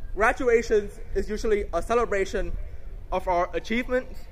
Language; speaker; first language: English; non-native, fluent; Vietnamese